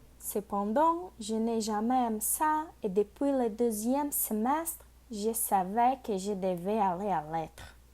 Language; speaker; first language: French; non-native, learner; Portuguese